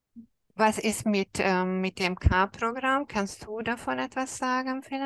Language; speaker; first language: German; non-native, fluent; Hungarian